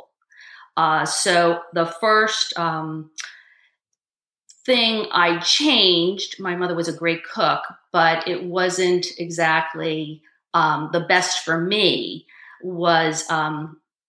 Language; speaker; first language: English; native; English